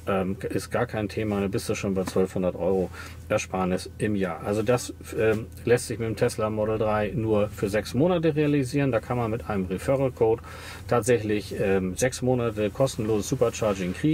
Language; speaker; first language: German; native; German